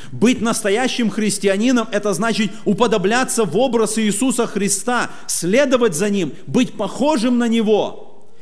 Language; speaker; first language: Russian; native; Russian